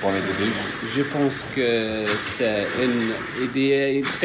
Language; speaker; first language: French; non-native, learner; English